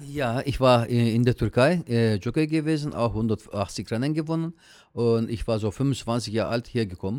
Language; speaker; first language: German; non-native, learner; Turkish